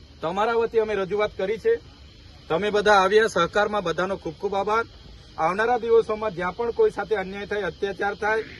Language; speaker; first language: Gujarati; non-native, local second language; Vasavi